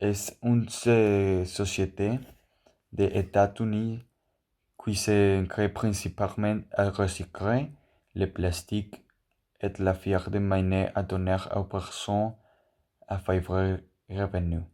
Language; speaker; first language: French; non-native, learner; Spanish